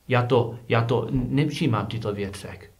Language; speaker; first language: Czech; non-native, learner; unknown